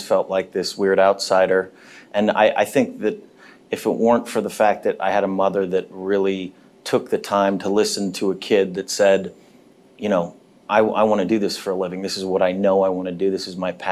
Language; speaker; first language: English; native; English